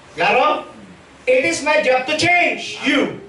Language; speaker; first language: English; non-native, local second language; Filipino